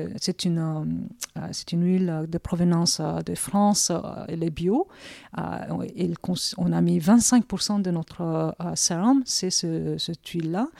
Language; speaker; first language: French; early bilingual, other home language; Korean